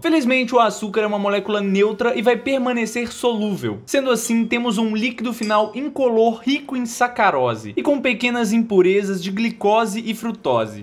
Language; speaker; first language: Portuguese; native; Portuguese